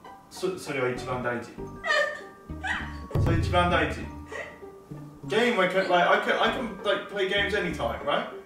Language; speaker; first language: English; native; English